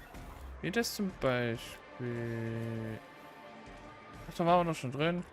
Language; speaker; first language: German; native; German